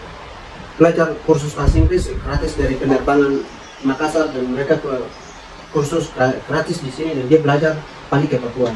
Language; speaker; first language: Indonesian; non-native, local second language; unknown